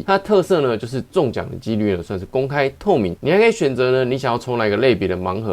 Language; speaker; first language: Chinese; native; Chinese